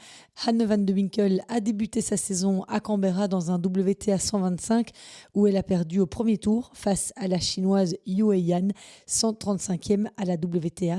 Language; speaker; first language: French; native; French